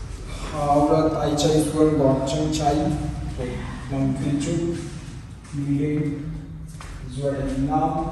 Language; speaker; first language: Vietnamese; non-native, learner; Hindi